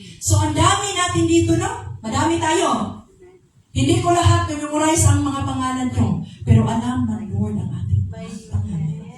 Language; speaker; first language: Filipino; non-native, local second language; Cebuano